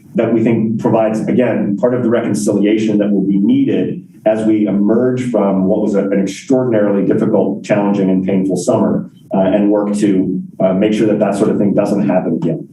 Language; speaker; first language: English; native; English